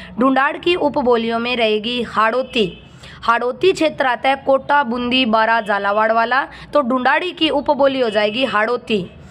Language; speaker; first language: Hindi; native; Hindi